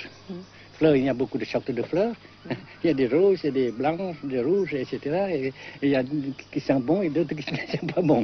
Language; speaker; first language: French; non-native, fluent; Vietnamese